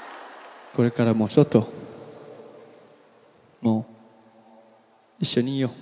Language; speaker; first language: Japanese; non-native, learner; Korean